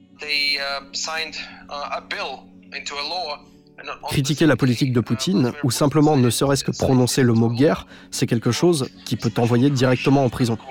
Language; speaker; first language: French; native; French